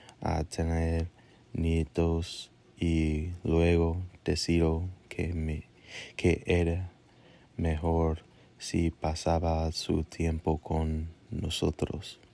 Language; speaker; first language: Spanish; non-native, learner; English